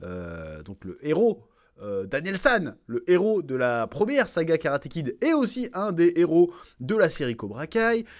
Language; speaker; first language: French; native; French